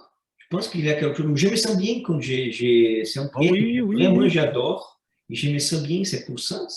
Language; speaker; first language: French; non-native, fluent; Portuguese